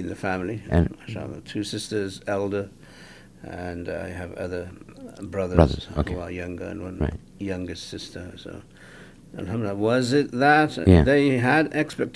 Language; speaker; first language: English; native; English